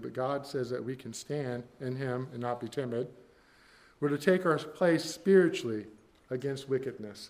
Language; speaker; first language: English; native; English